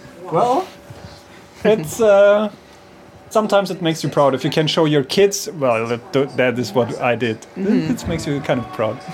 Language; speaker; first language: English; non-native, fluent; German